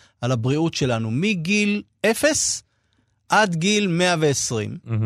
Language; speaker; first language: Hebrew; native; Hebrew